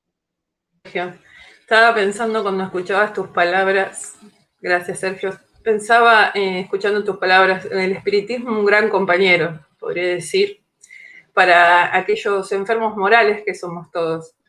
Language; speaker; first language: Spanish; native; Spanish